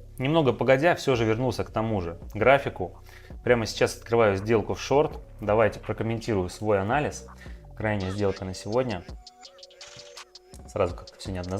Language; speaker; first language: Russian; native; Russian